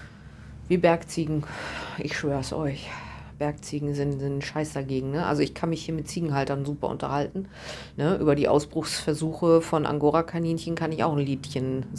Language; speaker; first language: German; native; German